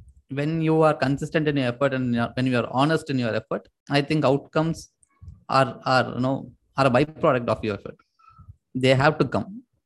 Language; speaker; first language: English; non-native, local second language; Tamil